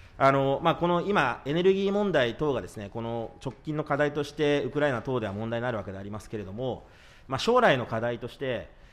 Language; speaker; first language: Japanese; native; Japanese